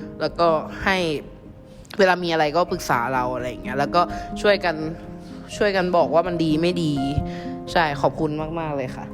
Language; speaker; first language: Thai; native; Thai